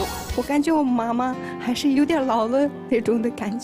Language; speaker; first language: Chinese; non-native, local second language; Mongolian